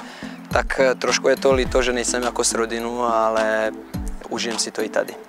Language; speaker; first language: Czech; non-native, fluent; Serbian